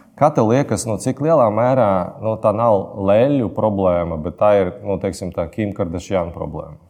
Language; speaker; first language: Latvian; non-native, local second language; Russian